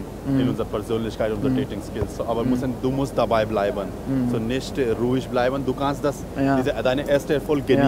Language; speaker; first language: German; non-native, fluent; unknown